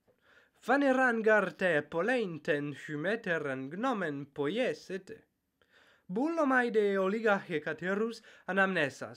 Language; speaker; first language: Greek; non-native, fluent; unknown